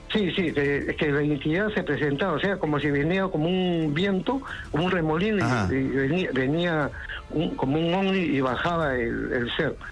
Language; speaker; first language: Spanish; native; Spanish